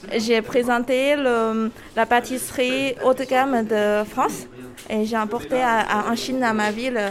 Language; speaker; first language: French; non-native, learner; Chinese